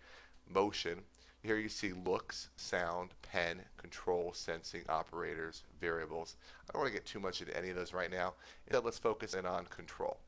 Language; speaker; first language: English; native; English